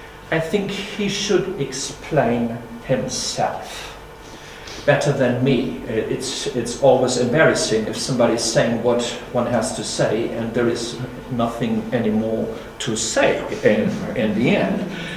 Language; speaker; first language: English; non-native, fluent; German